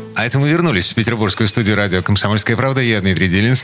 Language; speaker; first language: Russian; native; Russian